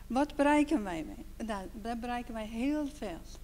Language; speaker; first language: Dutch; non-native, learner; Persian